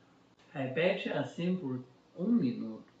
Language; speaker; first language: Portuguese; non-native, fluent; Chinese